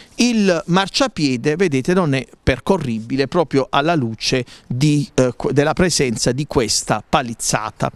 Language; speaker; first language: Italian; native; Italian